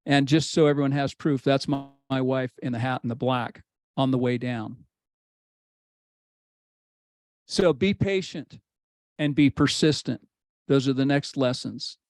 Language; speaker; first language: English; native; English